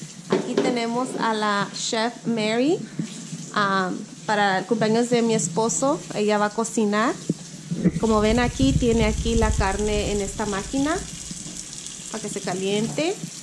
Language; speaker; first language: Spanish; native; Spanish